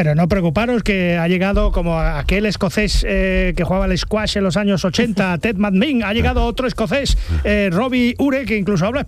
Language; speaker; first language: Spanish; native; Spanish